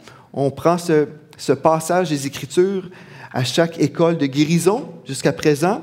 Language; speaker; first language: French; native; French